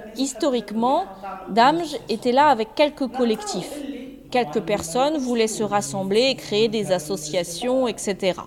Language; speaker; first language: French; non-native, local second language; Arabic